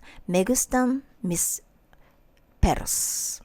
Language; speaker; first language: Spanish; non-native, learner; Japanese